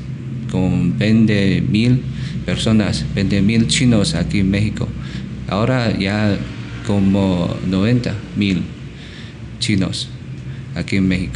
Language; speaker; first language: Spanish; non-native, learner; Chinese